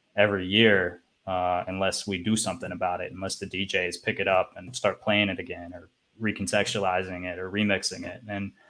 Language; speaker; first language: English; native; English